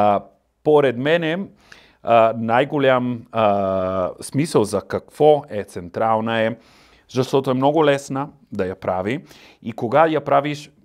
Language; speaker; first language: Bulgarian; non-native, learner; Italian